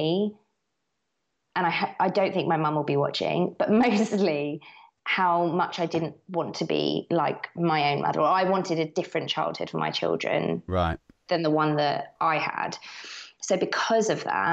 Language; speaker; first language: English; native; English